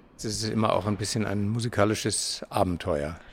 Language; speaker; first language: German; native; German